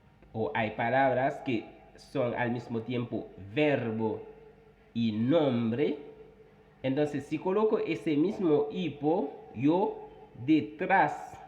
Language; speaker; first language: Spanish; non-native, fluent; Haitian Creole